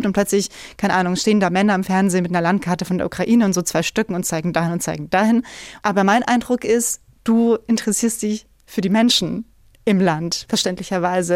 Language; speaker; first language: German; native; German